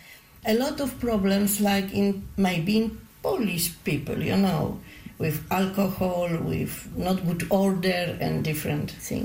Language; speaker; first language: English; non-native, learner; Polish